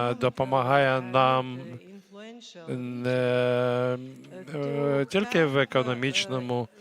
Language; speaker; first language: Ukrainian; non-native, fluent; Latvian